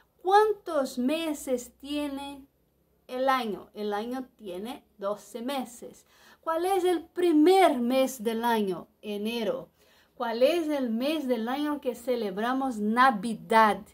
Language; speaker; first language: Spanish; non-native, fluent; Portuguese